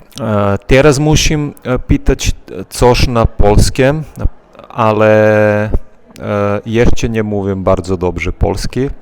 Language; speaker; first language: Polish; non-native, learner; Serbian